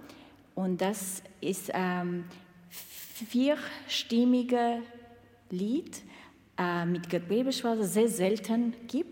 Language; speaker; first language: German; non-native, fluent; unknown